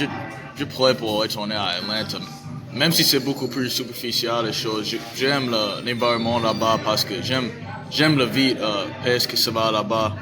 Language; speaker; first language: French; non-native, learner; English